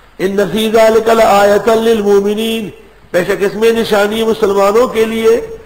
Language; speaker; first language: Urdu; non-native, local second language; Pashto